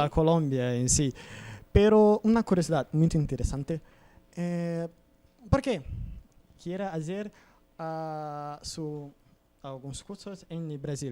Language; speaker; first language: Spanish; non-native, learner; Portuguese